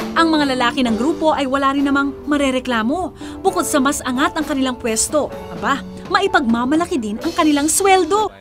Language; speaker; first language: Filipino; native; Filipino